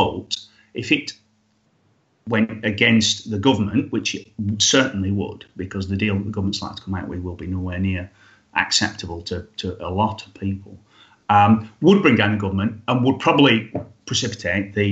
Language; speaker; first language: English; native; English